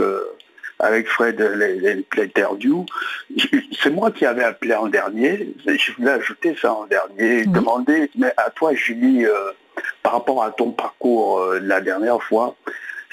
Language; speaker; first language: French; native; French